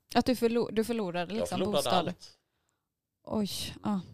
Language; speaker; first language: Swedish; native; Swedish